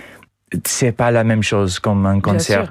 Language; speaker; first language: French; non-native, learner; English